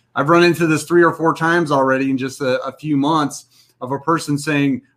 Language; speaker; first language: English; native; English